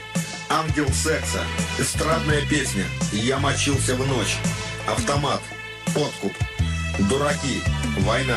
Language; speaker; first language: Russian; native; Russian